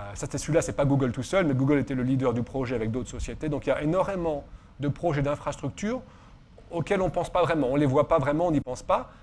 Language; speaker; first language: French; native; French